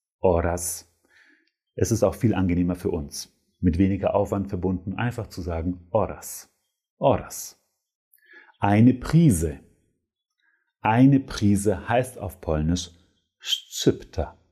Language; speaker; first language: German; non-native, fluent; Polish